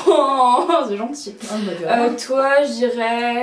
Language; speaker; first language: French; native; French